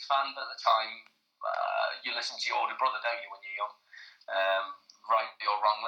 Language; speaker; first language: English; native; English